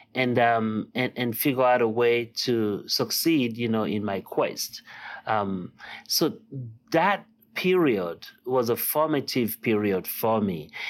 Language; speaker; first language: English; non-native, local second language; Yoruba